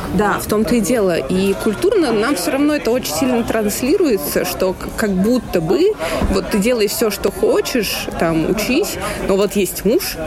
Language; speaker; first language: Russian; native; Russian